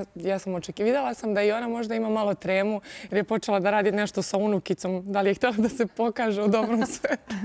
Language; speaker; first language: Serbian; native; Serbian